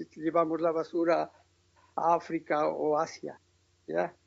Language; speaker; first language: Spanish; native; Spanish